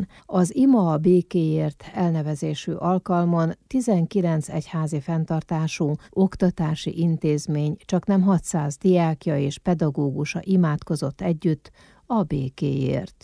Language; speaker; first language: Hungarian; native; Hungarian